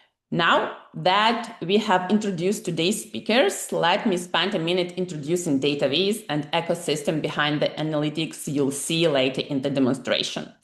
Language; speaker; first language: English; non-native, fluent; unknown